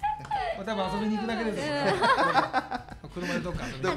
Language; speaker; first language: Japanese; native; Japanese